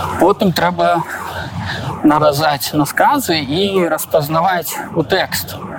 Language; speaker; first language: Belarusian; non-native, local second language; Russian